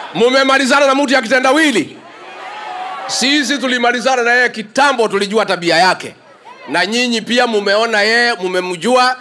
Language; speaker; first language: Swahili; non-native, local second language; Kikuyu